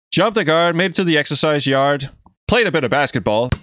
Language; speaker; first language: English; non-native, fluent; Danish